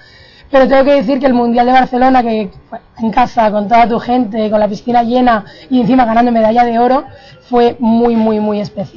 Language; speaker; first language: Spanish; native; Spanish